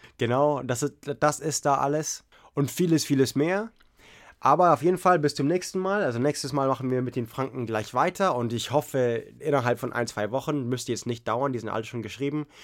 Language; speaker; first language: German; non-native, fluent; English